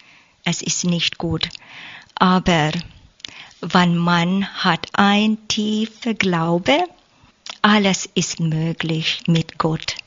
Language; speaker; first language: German; non-native, learner; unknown